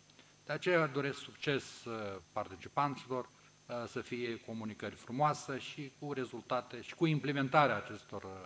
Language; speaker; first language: Romanian; native; Romanian